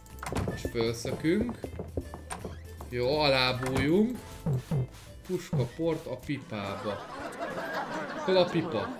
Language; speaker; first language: Hungarian; native; Hungarian